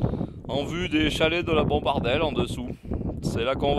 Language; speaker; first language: French; native; French